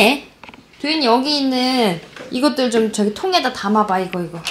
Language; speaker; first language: Korean; native; Korean